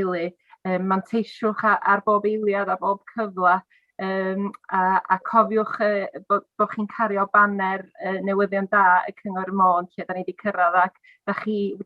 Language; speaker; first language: Welsh; native; Welsh